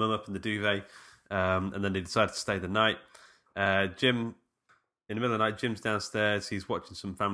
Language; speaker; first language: English; native; English